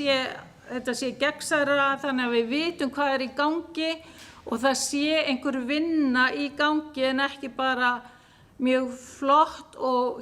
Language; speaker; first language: Icelandic; native; Icelandic